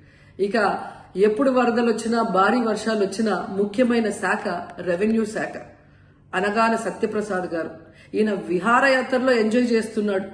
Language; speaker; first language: Telugu; native; Telugu